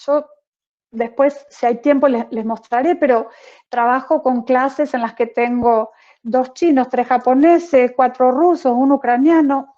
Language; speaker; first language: Spanish; native; Spanish